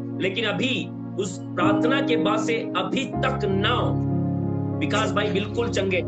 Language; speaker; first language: Hindi; native; Hindi